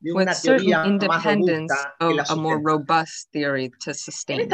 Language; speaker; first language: English; non-native, fluent; Spanish